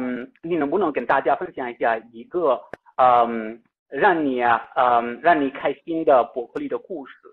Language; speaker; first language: Chinese; non-native, fluent; Italian